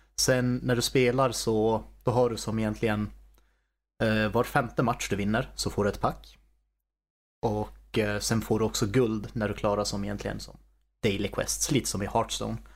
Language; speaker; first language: Swedish; native; Swedish